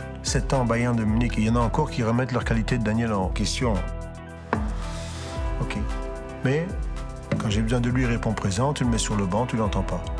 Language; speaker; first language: French; native; French